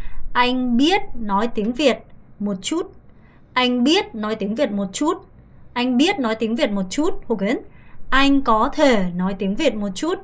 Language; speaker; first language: Vietnamese; non-native, fluent; Korean